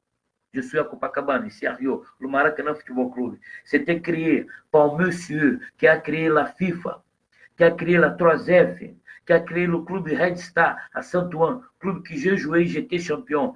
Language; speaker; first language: French; non-native, fluent; Portuguese